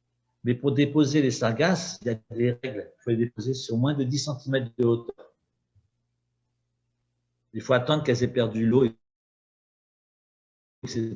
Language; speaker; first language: French; native; French